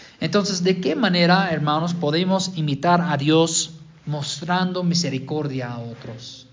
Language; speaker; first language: Spanish; non-native, fluent; English